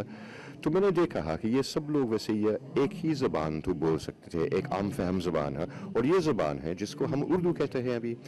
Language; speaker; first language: Urdu; non-native, fluent; English